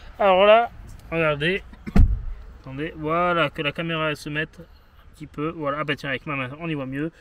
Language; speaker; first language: French; native; French